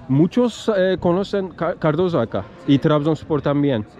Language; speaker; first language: Spanish; non-native, learner; Turkish